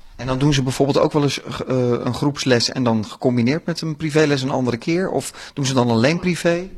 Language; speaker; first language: Dutch; native; Dutch